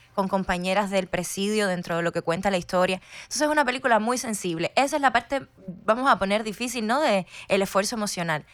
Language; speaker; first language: Spanish; native; Spanish